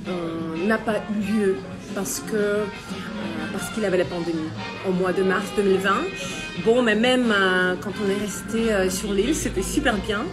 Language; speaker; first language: French; non-native, fluent; Russian